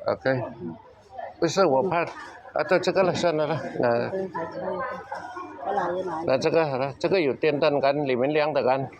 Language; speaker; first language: Chinese; early bilingual, heritage; Chinese